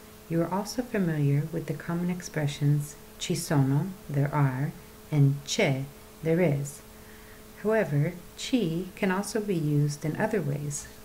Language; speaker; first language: English; native; English